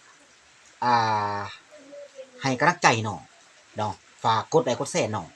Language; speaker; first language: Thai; non-native, local second language; Lao